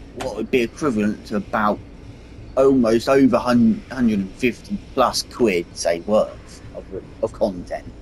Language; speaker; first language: English; native; English